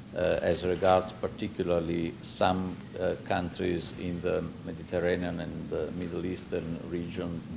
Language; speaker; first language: English; non-native, fluent; Italian